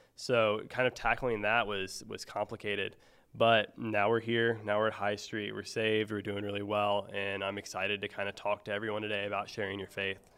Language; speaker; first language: English; native; English